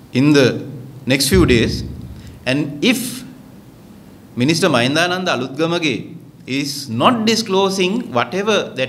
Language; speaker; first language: English; non-native, local second language; Sinhala